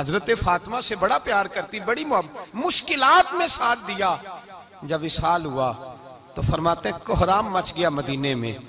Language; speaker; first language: Hindi; non-native, local second language; Punjabi